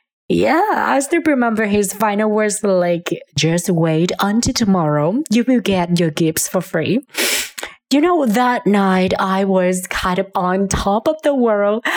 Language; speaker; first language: English; non-native, fluent; Vietnamese